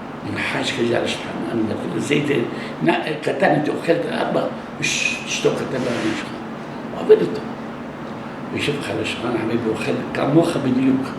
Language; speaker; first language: Hebrew; non-native, local second language; Arabic